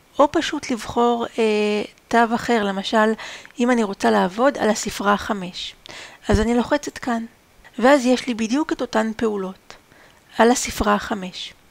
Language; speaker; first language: Hebrew; native; Hebrew